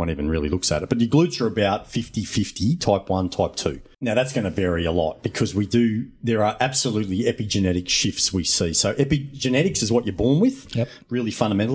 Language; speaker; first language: English; native; English